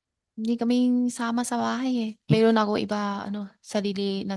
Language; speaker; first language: Filipino; non-native, learner; Chinese